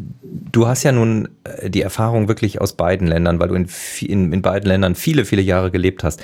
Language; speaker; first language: German; native; German